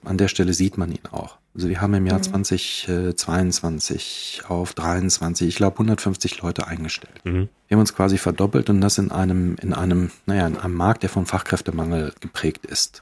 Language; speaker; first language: German; native; German